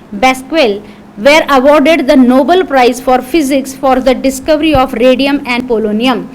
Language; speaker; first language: English; non-native, local second language; Marathi